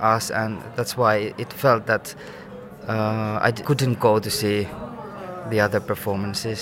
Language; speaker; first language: English; non-native, fluent; Finnish